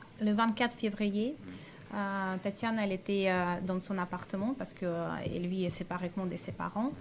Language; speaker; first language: French; non-native, fluent; Russian